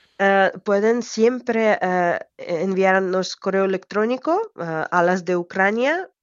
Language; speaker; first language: Spanish; non-native, fluent; Ukrainian